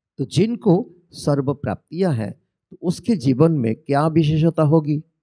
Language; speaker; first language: Hindi; non-native, local second language; Bangla